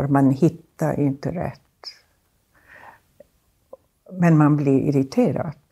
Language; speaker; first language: Swedish; non-native, fluent; German